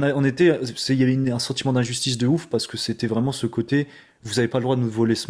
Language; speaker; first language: French; native; French